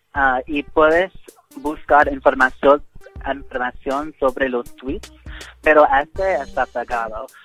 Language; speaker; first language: Spanish; non-native, fluent; English